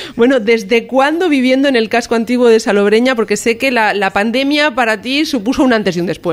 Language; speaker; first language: Spanish; native; Spanish